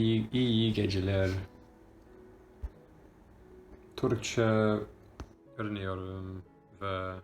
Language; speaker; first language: Turkish; non-native, learner; English